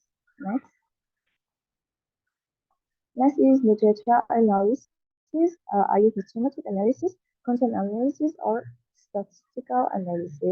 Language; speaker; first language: English; non-native, learner; Indonesian